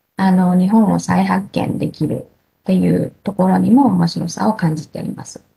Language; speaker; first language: Japanese; native; Japanese